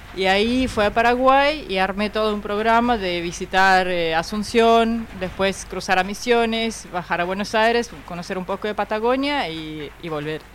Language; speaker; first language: Spanish; non-native, fluent; Russian